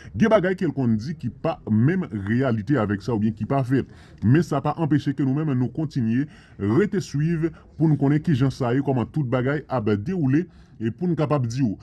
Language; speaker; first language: Haitian Creole; non-native, fluent; Spanish